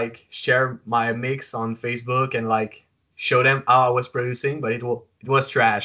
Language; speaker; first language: English; non-native, fluent; French